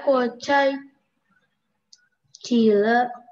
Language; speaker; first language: Chinese; non-native, learner; Indonesian